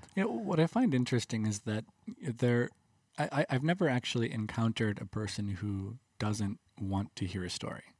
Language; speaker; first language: English; native; English